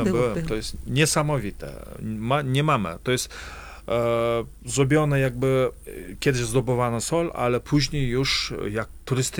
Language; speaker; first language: Polish; non-native, fluent; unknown